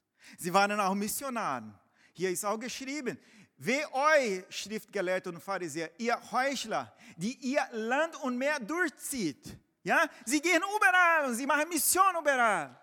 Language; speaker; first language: German; non-native, fluent; Portuguese